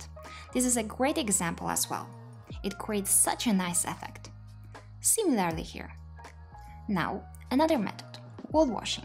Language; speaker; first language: English; non-native, fluent; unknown